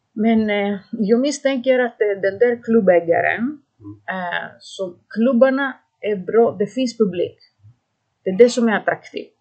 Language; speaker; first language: Swedish; non-native, fluent; Greek